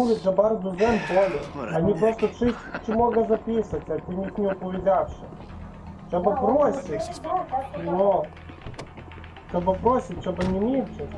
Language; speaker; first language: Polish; non-native, learner; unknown